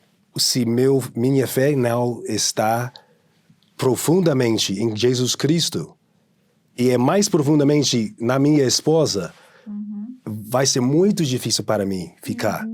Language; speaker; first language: Portuguese; non-native, fluent; English